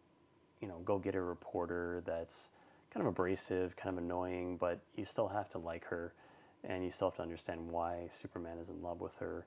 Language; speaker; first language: English; native; English